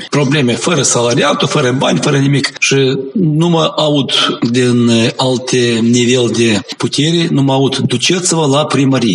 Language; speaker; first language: Romanian; non-native, local second language; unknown